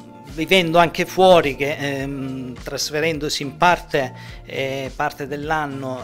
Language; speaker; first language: Italian; native; Italian